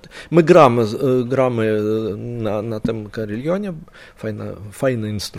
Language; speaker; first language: Polish; non-native, learner; Lithuanian